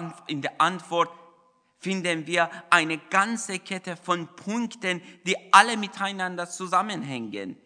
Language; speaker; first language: German; non-native, fluent; Persian